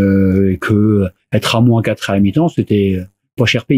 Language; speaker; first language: French; native; French